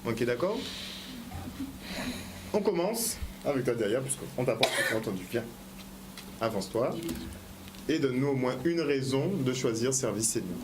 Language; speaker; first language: French; native; French